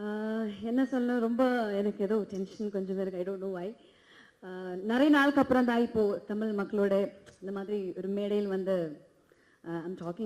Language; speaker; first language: Tamil; non-native, fluent; Malayalam